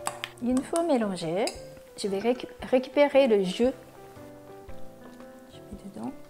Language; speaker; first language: French; non-native, fluent; Japanese